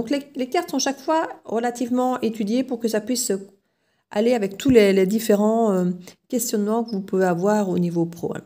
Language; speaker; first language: French; native; French